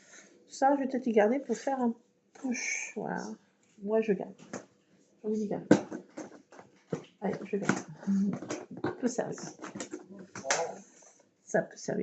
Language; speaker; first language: French; native; French